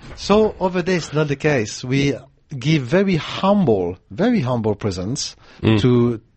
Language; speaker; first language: English; non-native, fluent; French